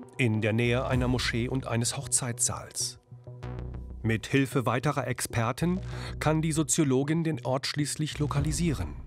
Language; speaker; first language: German; native; German